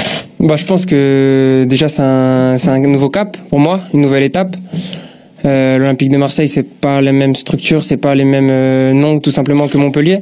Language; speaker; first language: French; native; French